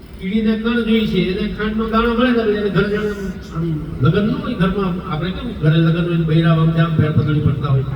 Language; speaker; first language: Gujarati; native; Gujarati